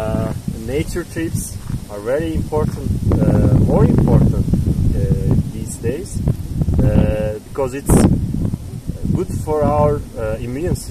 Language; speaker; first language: English; non-native, learner; Turkish